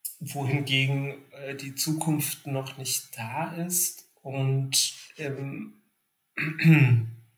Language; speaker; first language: German; native; German